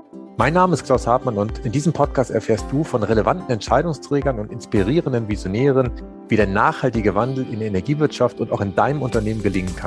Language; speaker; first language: German; native; German